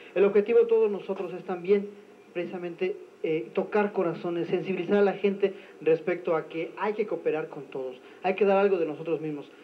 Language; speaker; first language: Spanish; native; Spanish